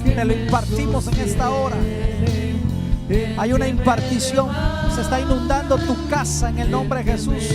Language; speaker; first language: Spanish; native; Spanish